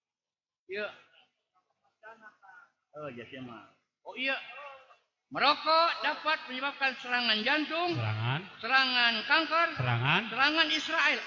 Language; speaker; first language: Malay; non-native, local second language; Sundanese